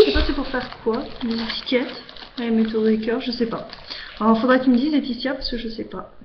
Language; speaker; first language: French; native; French